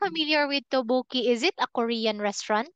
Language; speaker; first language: English; non-native, fluent; Filipino